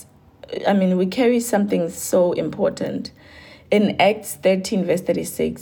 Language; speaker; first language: English; non-native, local second language; Tsonga